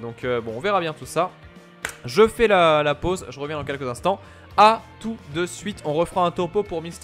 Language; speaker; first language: French; native; French